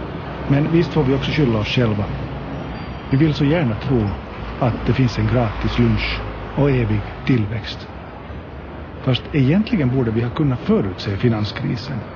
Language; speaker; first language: Swedish; native; Swedish